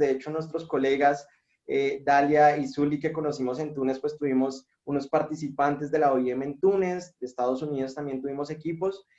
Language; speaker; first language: Spanish; native; Spanish